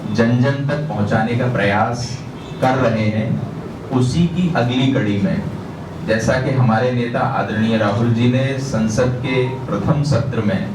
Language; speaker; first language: Hindi; native; Hindi